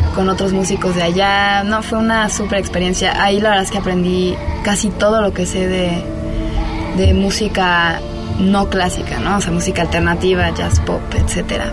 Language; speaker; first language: Spanish; non-native, fluent; French